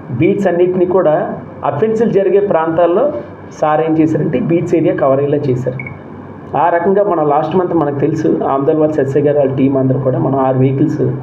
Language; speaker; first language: Telugu; native; Telugu